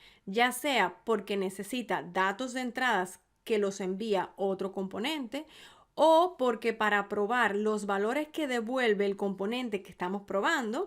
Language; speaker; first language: Spanish; native; Spanish